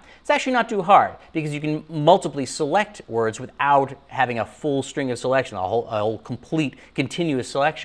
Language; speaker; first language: English; native; English